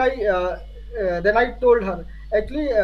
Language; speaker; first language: English; non-native, learner; Hindi